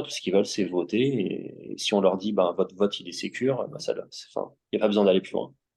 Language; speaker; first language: French; native; French